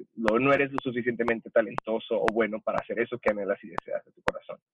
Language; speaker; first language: Spanish; early bilingual, heritage; Spanish